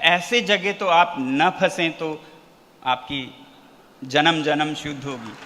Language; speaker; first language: Hindi; non-native, local second language; Ladakhi